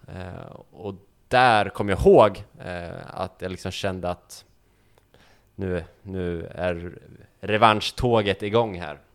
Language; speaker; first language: Swedish; native; Swedish